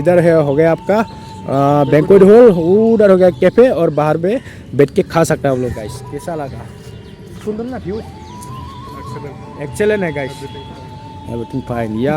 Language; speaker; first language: Hindi; non-native, local second language; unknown